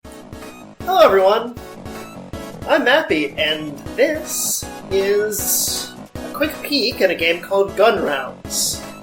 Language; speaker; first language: English; native; English